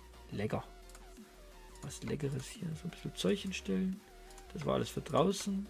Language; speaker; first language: German; native; German